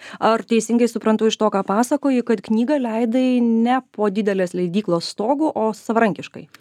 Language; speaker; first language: Lithuanian; native; Lithuanian